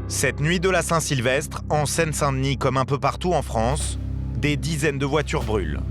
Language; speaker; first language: French; native; French